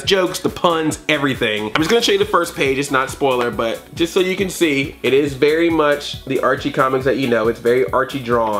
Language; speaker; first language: English; native; English